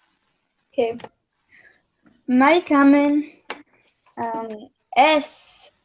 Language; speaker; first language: Spanish; non-native, learner; English